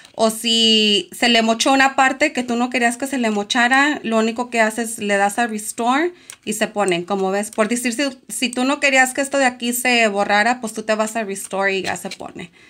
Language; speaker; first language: Spanish; early bilingual, heritage; Spanish